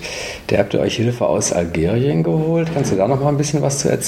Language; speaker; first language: German; native; German